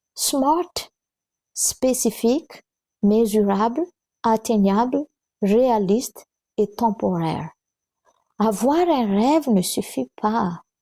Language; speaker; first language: French; non-native, local second language; Malagasy